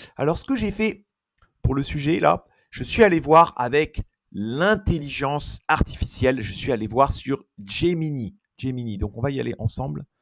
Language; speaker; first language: French; native; French